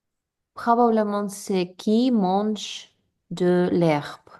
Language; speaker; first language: French; non-native, learner; English